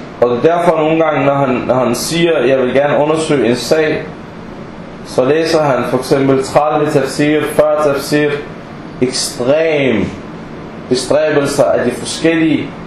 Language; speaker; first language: Danish; early bilingual, other home language; Arabic